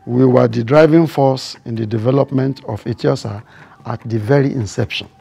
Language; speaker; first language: English; non-native, local second language; Yoruba